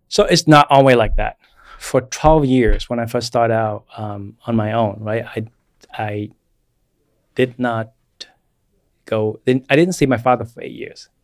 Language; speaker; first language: English; non-native, fluent; Vietnamese